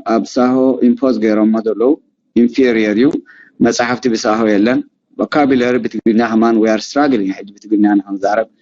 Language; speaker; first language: Tigrinya; non-native, local second language; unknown